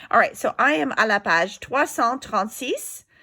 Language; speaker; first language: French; non-native, fluent; English